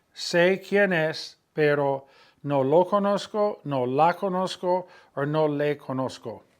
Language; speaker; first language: Spanish; non-native, fluent; English